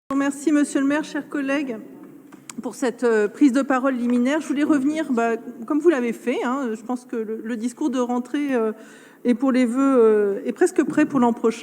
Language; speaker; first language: French; native; French